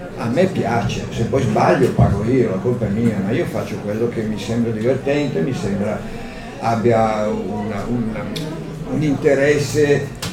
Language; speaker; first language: Italian; native; Italian